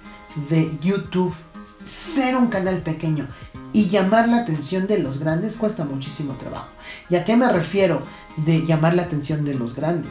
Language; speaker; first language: Spanish; native; Spanish